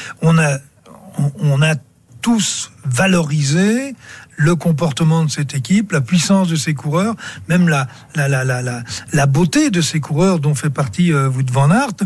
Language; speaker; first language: French; native; French